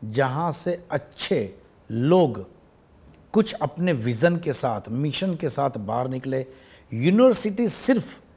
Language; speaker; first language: Hindi; non-native, local second language; Gujarati